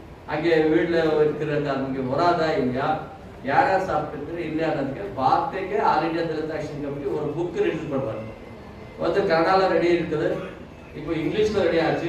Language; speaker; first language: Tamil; non-native, learner; Kannada